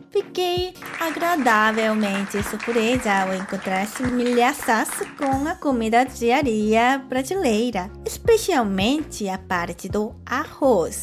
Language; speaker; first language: Portuguese; non-native, fluent; Korean